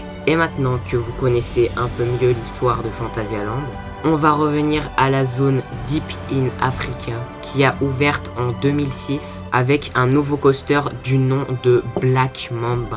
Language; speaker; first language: French; native; French